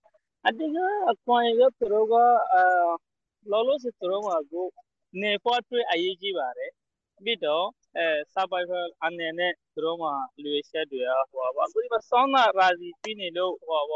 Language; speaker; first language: Burmese; non-native, local second language; Rohingya